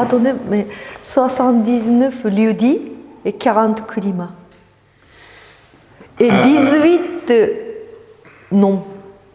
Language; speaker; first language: French; non-native, fluent; Japanese